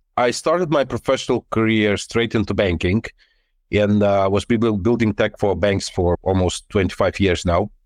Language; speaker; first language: English; non-native, fluent; Lithuanian